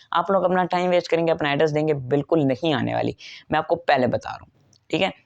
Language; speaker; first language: Urdu; native; Urdu